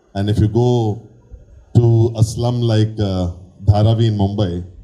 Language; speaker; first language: English; non-native, local second language; Tamil